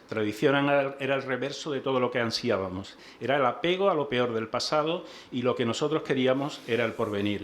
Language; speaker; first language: Spanish; native; Spanish